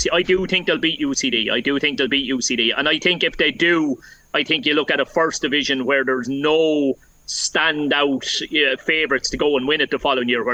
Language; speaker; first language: English; native; English